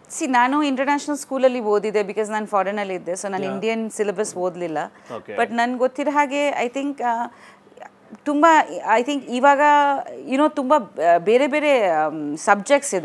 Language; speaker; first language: Kannada; non-native, local second language; Bangla